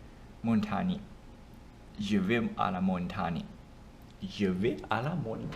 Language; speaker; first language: French; non-native, learner; English